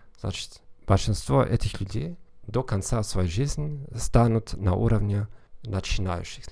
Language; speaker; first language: Russian; non-native, fluent; German